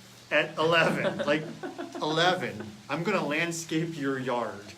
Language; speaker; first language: English; native; English